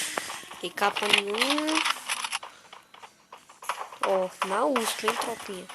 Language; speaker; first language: Portuguese; native; Portuguese